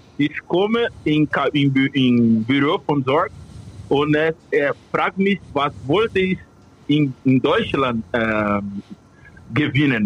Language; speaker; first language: German; non-native, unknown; Portuguese